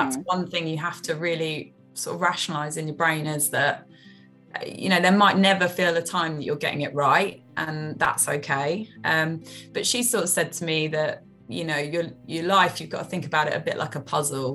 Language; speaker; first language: English; native; English